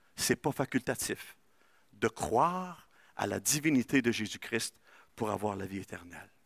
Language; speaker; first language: French; native; French